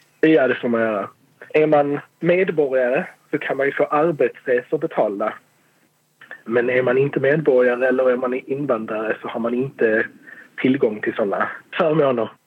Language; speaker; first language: Swedish; native; Swedish